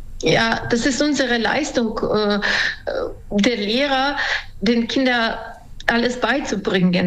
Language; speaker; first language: German; non-native, fluent; Ukrainian